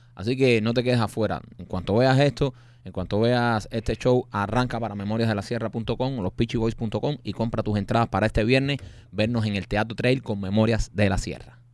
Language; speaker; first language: Spanish; native; Spanish